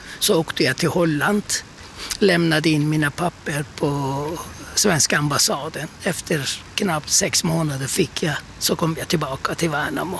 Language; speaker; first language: Swedish; non-native, fluent; Turkish